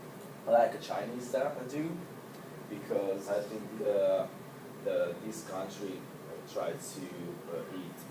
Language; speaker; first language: English; non-native, learner; Hungarian